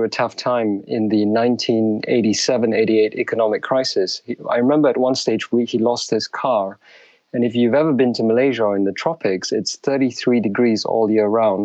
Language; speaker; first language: English; native; English